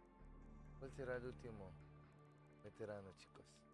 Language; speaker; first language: Spanish; native; Spanish